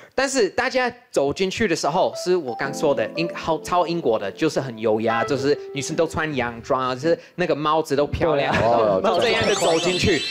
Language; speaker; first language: Chinese; non-native, fluent; English